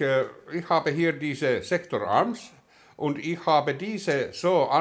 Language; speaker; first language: German; non-native, learner; Finnish